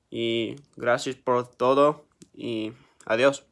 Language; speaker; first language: Spanish; early bilingual, heritage; Spanish